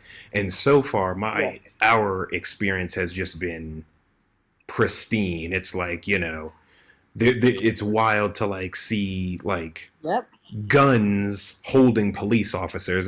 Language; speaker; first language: English; native; English